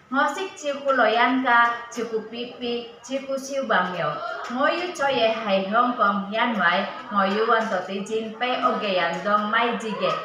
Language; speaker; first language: Cantonese; non-native, learner; Indonesian